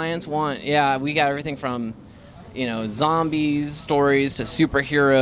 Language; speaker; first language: English; native; English